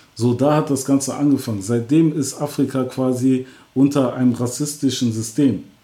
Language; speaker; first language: German; early bilingual, other home language; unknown